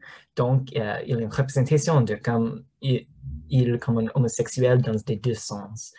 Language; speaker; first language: French; non-native, learner; English